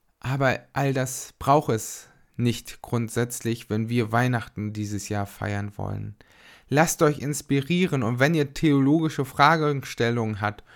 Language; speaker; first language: German; native; German